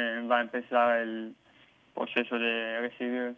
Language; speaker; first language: Spanish; non-native, learner; Hebrew